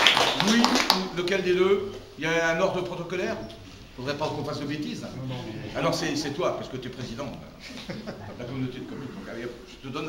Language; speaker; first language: French; native; French